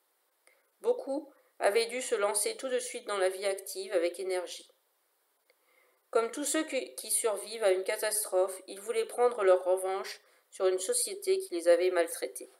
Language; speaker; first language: French; native; French